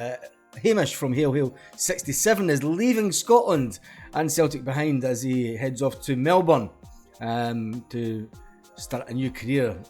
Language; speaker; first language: English; native; English